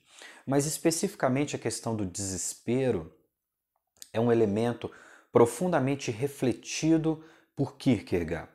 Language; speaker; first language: Portuguese; native; Portuguese